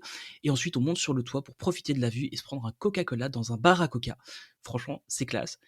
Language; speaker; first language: French; native; French